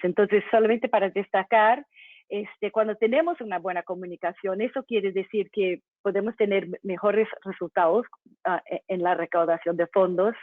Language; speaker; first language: Spanish; non-native, fluent; English